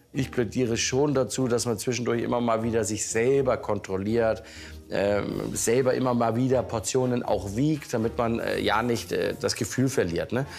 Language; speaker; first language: German; native; German